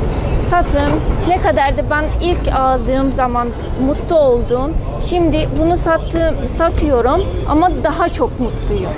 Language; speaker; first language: Turkish; non-native, learner; Persian